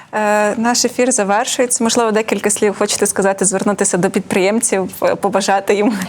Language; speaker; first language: Ukrainian; native; Ukrainian